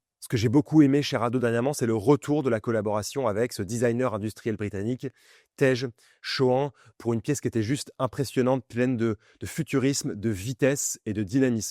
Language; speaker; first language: French; native; French